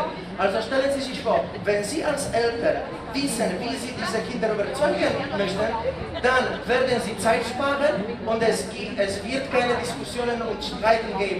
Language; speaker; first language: German; non-native, fluent; Polish